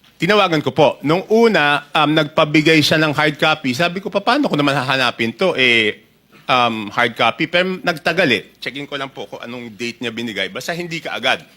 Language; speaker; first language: Filipino; native; Filipino